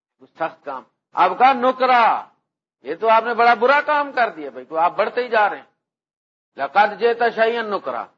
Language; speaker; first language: Urdu; non-native, local second language; Punjabi